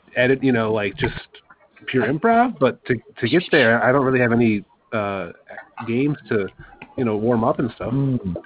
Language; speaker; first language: English; native; English